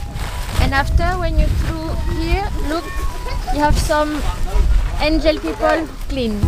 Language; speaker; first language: English; non-native, learner; French